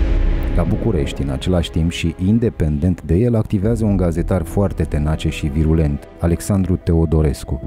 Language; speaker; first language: Romanian; native; Romanian